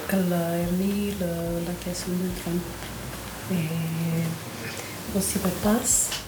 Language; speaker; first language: French; non-native, fluent; Portuguese